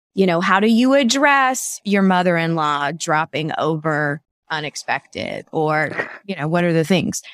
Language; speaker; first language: English; native; English